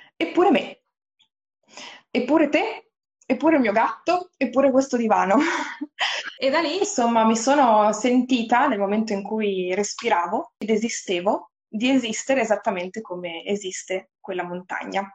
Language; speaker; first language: Italian; native; Italian